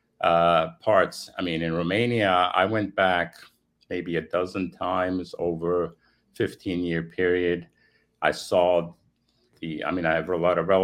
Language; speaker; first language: English; non-native, fluent; Romanian